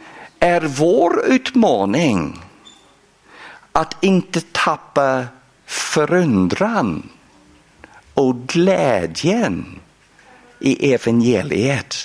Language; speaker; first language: Swedish; non-native, fluent; English